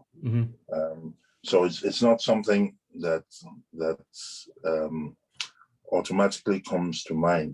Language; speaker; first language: English; non-native, local second language; Yoruba